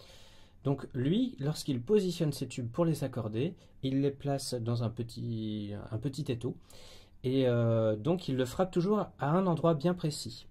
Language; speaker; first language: French; native; French